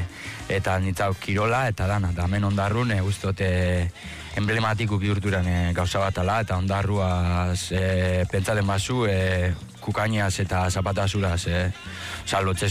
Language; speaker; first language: Basque; native; Basque